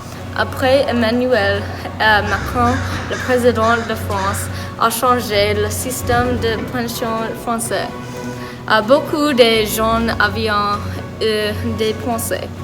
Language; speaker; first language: French; non-native, learner; English